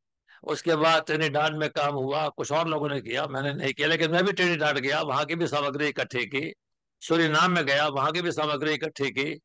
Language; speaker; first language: Hindi; native; Hindi